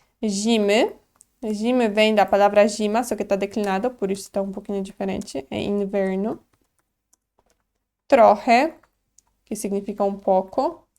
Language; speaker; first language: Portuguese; non-native, fluent; Polish